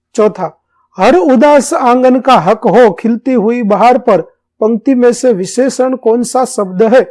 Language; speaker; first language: Hindi; non-native, local second language; Gujarati